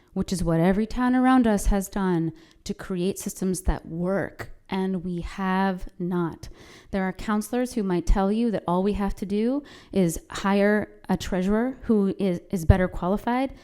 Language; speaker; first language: English; native; English